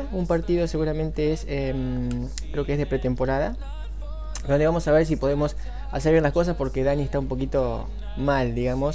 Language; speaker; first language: Spanish; native; Spanish